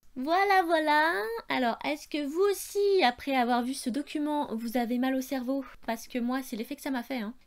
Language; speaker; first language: French; native; French